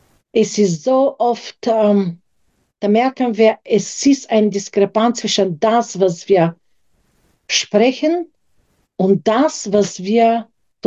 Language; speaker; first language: German; non-native, fluent; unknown